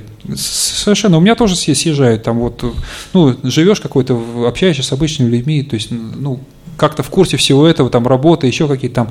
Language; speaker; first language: Russian; native; Russian